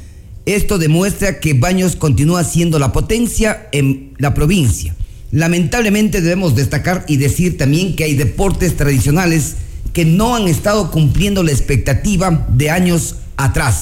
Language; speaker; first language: Spanish; native; Spanish